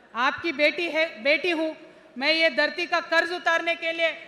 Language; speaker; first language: Hindi; non-native, local second language; Telugu